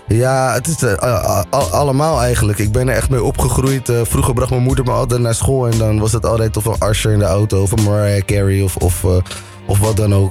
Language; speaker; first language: Dutch; native; Dutch